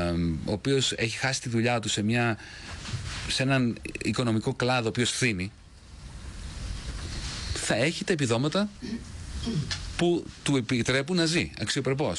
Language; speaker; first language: Greek; native; Greek